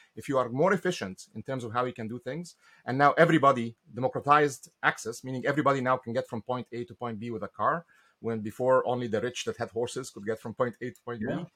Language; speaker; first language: English; non-native, fluent; Arabic